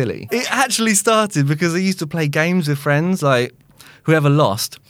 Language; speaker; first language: English; native; English